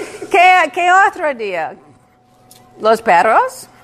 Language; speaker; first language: Spanish; non-native, learner; English